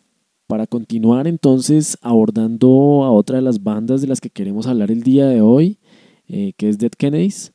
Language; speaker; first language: Spanish; native; Spanish